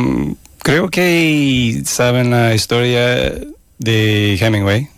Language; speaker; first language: Spanish; non-native, fluent; English